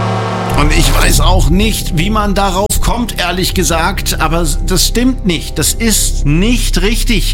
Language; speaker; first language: German; native; German